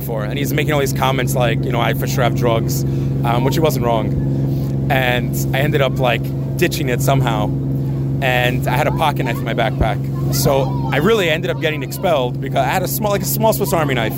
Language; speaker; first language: English; native; English